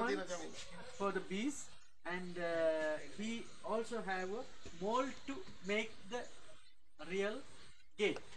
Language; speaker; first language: English; non-native, fluent; Sinhala